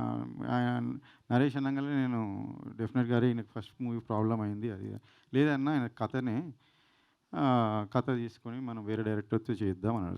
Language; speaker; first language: Telugu; native; Telugu